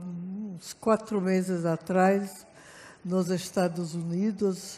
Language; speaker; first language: Portuguese; non-native, fluent; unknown